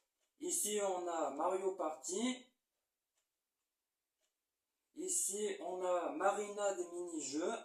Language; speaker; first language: French; native; French